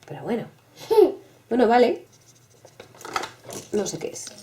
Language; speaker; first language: Spanish; native; Spanish